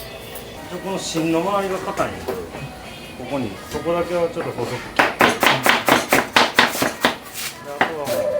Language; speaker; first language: Japanese; native; Japanese